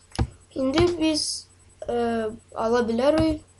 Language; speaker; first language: Turkish; non-native, learner; Azerbaijani